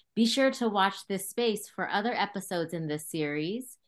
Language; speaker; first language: English; early bilingual, other home language; Khmer